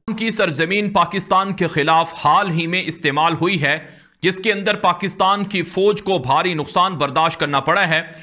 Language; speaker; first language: Urdu; native; Urdu